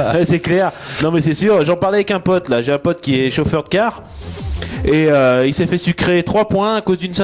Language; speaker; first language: French; native; French